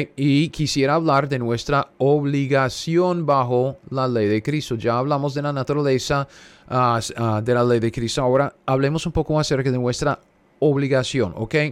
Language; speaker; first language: Spanish; non-native, fluent; English